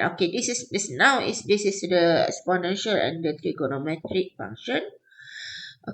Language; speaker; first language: English; non-native, local second language; Malay